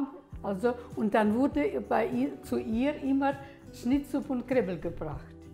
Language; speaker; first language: German; early bilingual, heritage; German